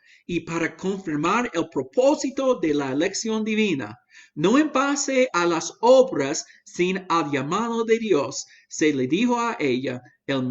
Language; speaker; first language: Spanish; non-native, fluent; English